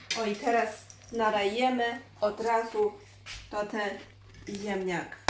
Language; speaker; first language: Polish; non-native, learner; Chinese